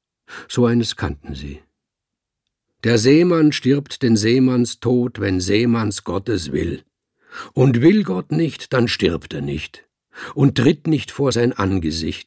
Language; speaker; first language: German; native; German